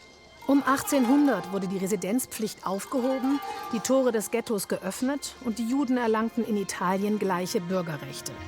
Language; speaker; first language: German; native; German